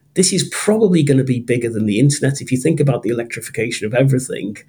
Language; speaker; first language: English; native; English